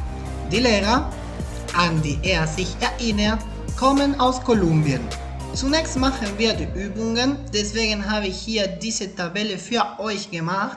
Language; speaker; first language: German; non-native, fluent; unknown